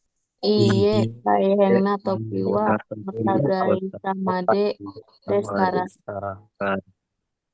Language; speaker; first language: Japanese; non-native, learner; Indonesian